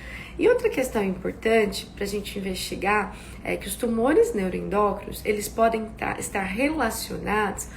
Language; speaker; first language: Portuguese; native; Portuguese